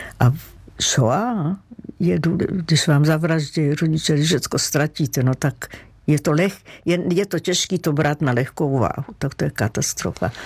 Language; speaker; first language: Czech; native; Czech